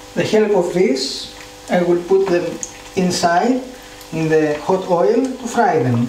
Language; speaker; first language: English; non-native, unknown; Greek